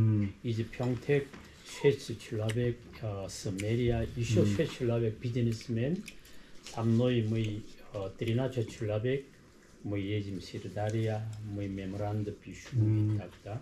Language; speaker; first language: Russian; non-native, learner; Korean